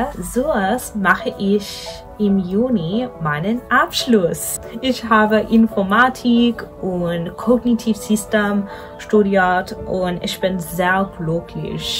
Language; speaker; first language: German; non-native, learner; English